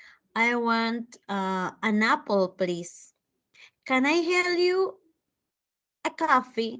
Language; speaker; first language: English; non-native, fluent; Spanish